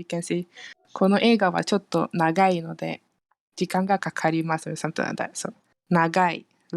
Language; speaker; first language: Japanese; non-native, fluent; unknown